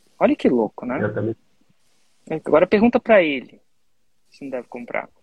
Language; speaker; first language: Portuguese; native; Portuguese